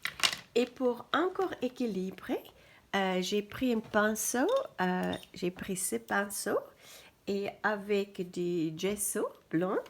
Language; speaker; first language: French; non-native, fluent; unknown